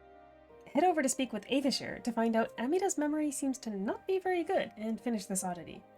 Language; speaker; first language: English; native; English